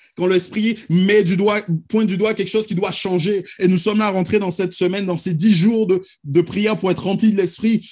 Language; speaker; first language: French; native; French